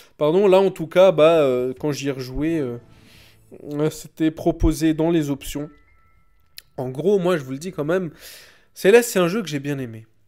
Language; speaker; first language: French; native; French